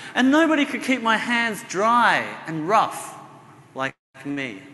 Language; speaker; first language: English; native; English